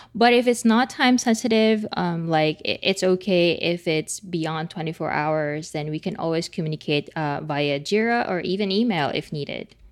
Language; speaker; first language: English; non-native, local second language; Filipino